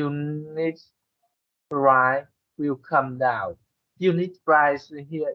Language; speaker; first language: English; non-native, learner; Vietnamese